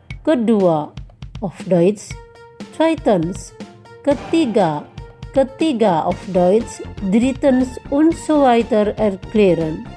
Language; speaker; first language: German; non-native, fluent; Indonesian